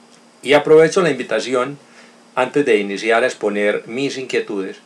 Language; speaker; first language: Spanish; native; Spanish